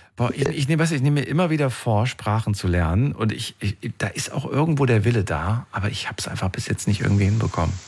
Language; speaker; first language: German; native; German